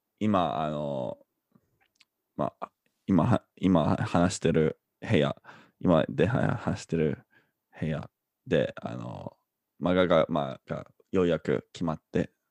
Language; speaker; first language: Japanese; non-native, fluent; English